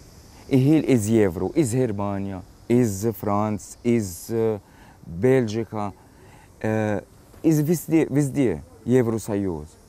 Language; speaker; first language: Russian; non-native, learner; Arabic